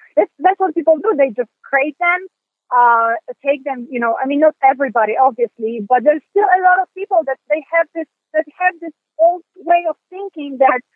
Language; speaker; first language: English; non-native, fluent; Polish